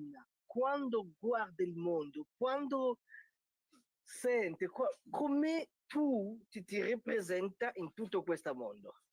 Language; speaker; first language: Italian; non-native, learner; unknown